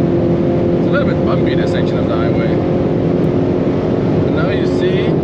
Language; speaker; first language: English; non-native, fluent; Dutch